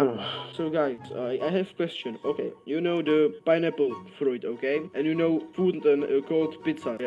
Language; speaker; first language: English; non-native, learner; Czech